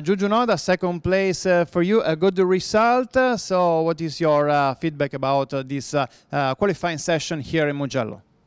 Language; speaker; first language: English; non-native, learner; Italian